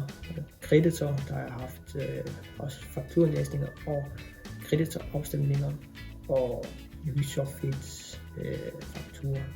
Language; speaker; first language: Danish; non-native, local second language; Kalaallisut